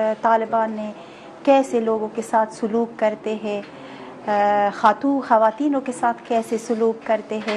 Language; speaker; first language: Hindi; non-native, fluent; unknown